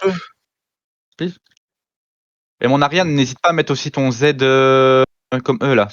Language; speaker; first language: French; native; French